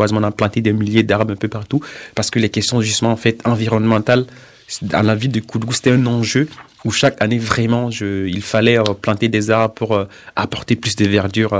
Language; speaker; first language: French; non-native, local second language; Mossi